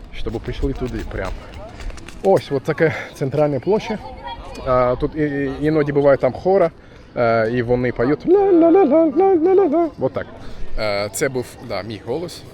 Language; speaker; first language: Ukrainian; non-native, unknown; Turkish